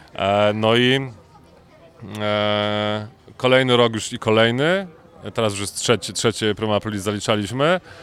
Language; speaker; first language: Polish; native; Polish